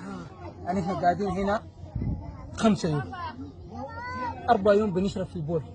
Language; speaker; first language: Arabic; native; Arabic